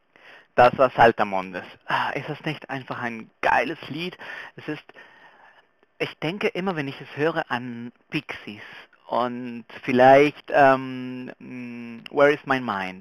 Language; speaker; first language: German; non-native, fluent; Spanish